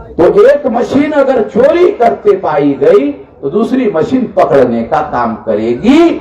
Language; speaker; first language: Hindi; non-native, local second language; Marathi